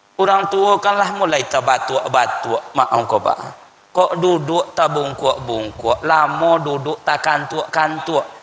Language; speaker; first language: Malay; native; Malay